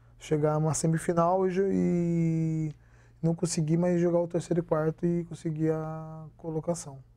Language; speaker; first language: Portuguese; native; Portuguese